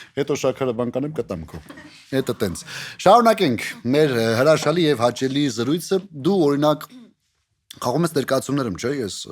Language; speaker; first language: Armenian; native; Armenian